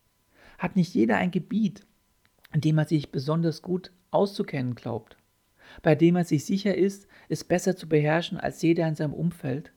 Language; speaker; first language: German; native; German